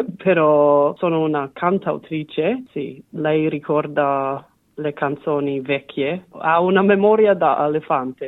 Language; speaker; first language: Italian; non-native, fluent; English